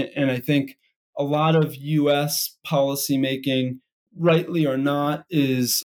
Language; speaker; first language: English; native; English